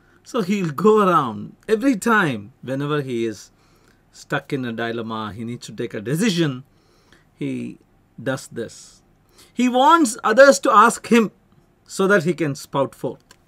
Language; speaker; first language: English; non-native, local second language; Tamil